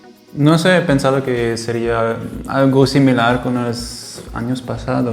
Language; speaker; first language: Spanish; non-native, fluent; German